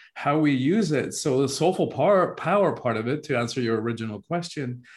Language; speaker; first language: English; early bilingual, other home language; Spanish